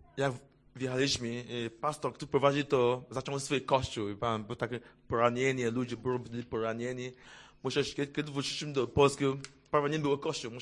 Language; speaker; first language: Polish; non-native, fluent; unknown